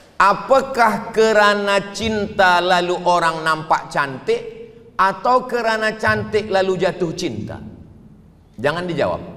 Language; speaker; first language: Malay; native; Malay